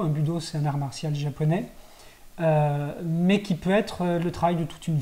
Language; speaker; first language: French; native; French